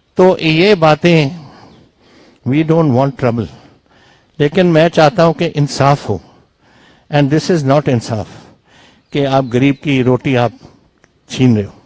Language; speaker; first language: Hindi; non-native, local second language; Punjabi